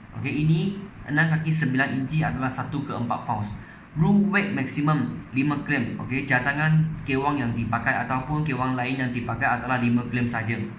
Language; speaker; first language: Malay; non-native, local second language; Chinese